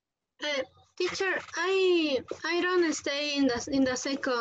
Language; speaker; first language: English; non-native, learner; Spanish